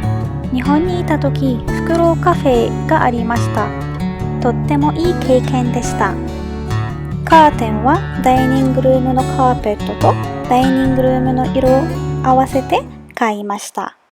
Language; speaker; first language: Japanese; non-native, fluent; Arabic